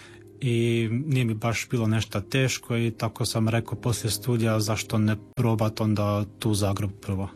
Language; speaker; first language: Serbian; early bilingual, heritage; Croatian